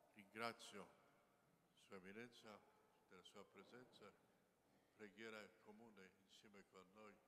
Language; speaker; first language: Italian; non-native, learner; Polish